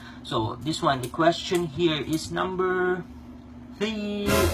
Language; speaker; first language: English; non-native, local second language; Filipino